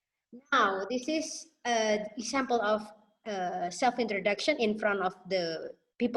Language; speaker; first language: English; non-native, fluent; Indonesian